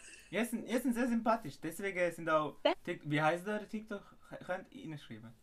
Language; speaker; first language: German; non-native, fluent; Tamil